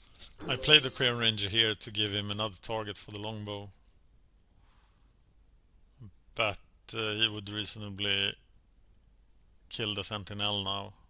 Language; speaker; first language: English; non-native, fluent; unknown